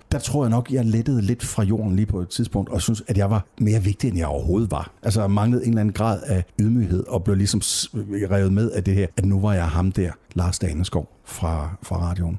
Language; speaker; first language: Danish; native; Danish